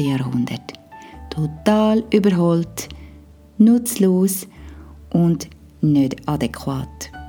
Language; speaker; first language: German; native; German